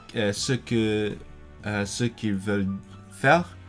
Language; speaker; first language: French; non-native, fluent; Cantonese